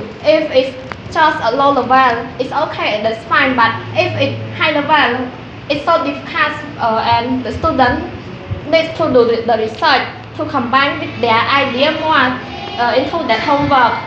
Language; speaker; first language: English; non-native, learner; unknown